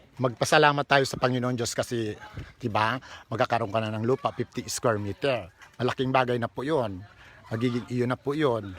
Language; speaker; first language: Filipino; non-native, local second language; Bikol